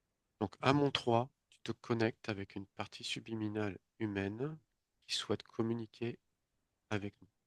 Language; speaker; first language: French; native; French